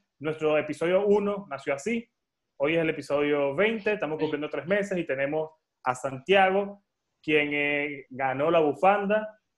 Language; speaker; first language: Spanish; native; Spanish